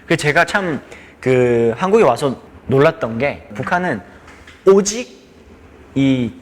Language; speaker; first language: Korean; native; Korean